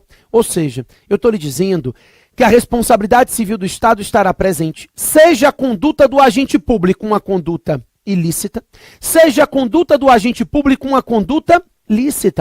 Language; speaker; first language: Portuguese; native; Portuguese